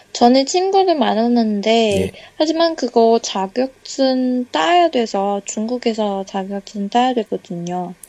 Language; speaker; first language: Korean; non-native, learner; Chinese